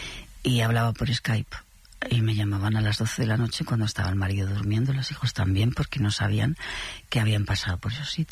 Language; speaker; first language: Spanish; native; Spanish